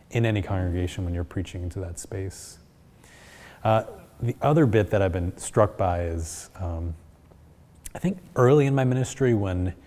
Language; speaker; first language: English; early bilingual, other home language; Spanish